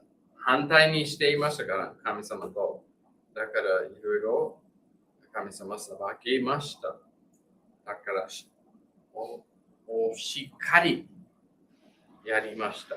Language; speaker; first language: Japanese; non-native, fluent; English